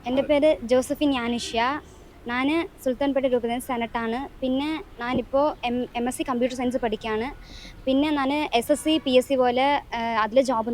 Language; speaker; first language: Malayalam; non-native, local second language; Tamil